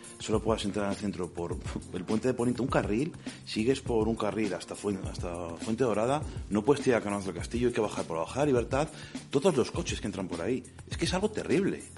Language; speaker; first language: Spanish; native; Spanish